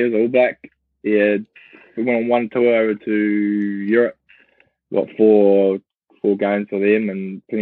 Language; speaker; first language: English; native; English